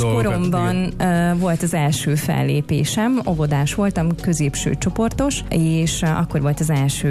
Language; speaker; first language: Hungarian; native; Hungarian